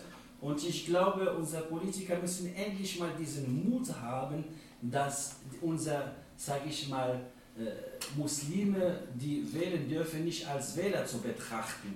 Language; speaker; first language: German; non-native, fluent; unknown